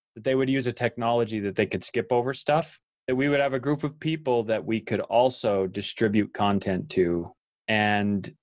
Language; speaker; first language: English; native; English